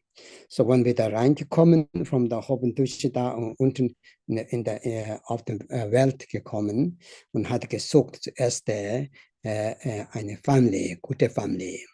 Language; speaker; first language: German; non-native, learner; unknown